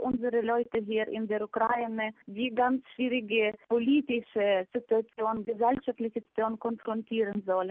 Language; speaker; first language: German; non-native, fluent; Ukrainian